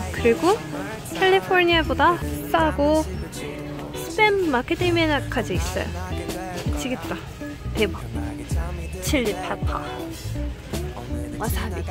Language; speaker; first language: Korean; non-native, fluent; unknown